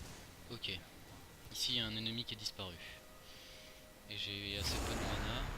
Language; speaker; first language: French; native; French